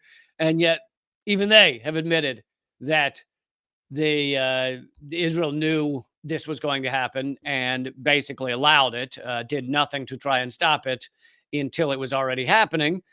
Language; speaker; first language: English; native; English